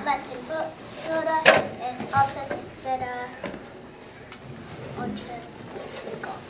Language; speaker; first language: Spanish; non-native, learner; English